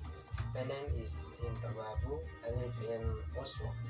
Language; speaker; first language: English; non-native, learner; Indonesian